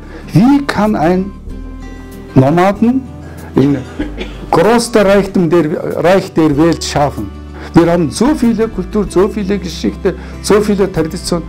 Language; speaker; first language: German; non-native, fluent; Mongolian